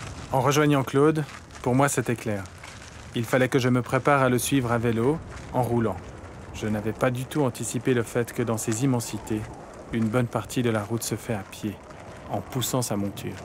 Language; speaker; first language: French; native; French